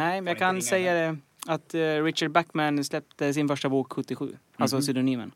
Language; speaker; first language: Swedish; native; Swedish